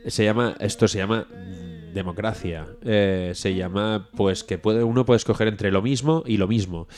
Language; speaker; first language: Spanish; non-native, local second language; Catalan